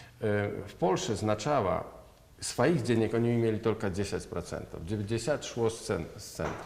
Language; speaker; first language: Russian; non-native, learner; Polish